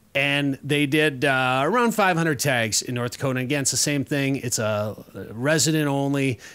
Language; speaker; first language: English; native; English